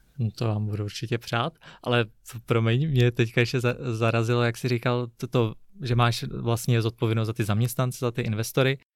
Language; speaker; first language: Czech; native; Czech